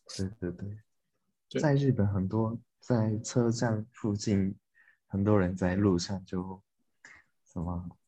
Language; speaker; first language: Chinese; non-native, fluent; Japanese